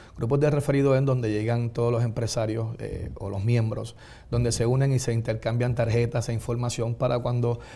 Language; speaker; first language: Spanish; native; Spanish